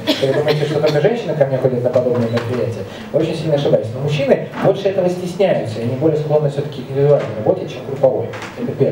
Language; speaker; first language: Russian; native; Russian